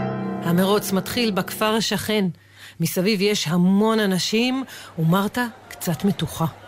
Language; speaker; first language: Hebrew; native; Hebrew